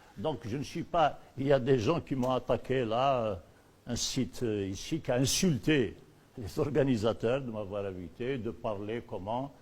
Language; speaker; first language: French; non-native, local second language; Berber languages